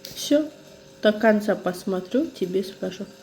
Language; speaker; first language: Russian; non-native, fluent; Azerbaijani